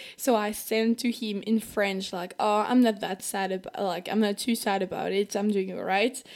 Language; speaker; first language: English; non-native, fluent; French